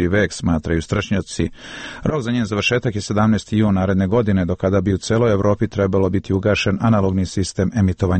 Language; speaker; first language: Croatian; native; Croatian